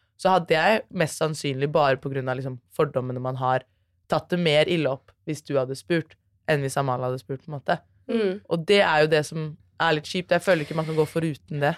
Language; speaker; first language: Norwegian; native; Norwegian